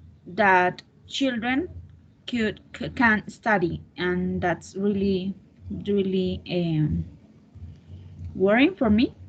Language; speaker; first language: English; non-native, learner; Spanish